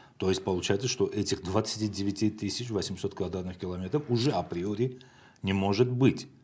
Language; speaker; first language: Russian; non-native, local second language; Armenian